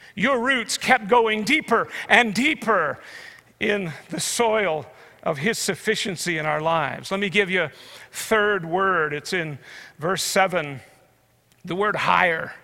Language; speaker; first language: English; native; English